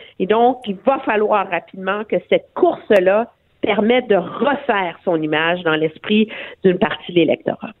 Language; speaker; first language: French; native; French